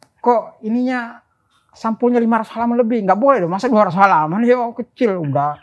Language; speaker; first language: Indonesian; native; Indonesian